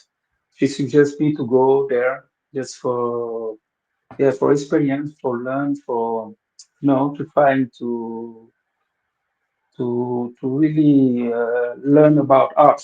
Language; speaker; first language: English; non-native, fluent; Wolof